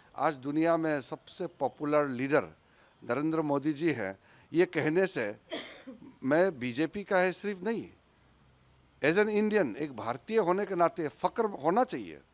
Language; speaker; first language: Hindi; non-native, local second language; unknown